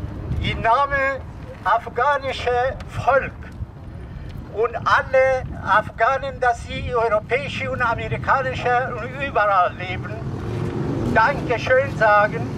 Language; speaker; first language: German; non-native, learner; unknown